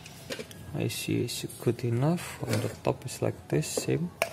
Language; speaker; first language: English; non-native, learner; Indonesian